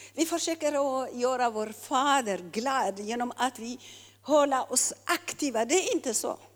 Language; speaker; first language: Swedish; non-native, fluent; Tigrinya